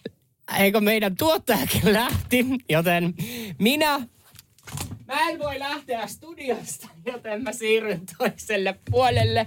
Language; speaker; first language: Finnish; native; Finnish